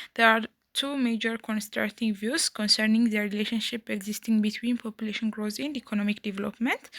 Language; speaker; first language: English; non-native, local second language; Amharic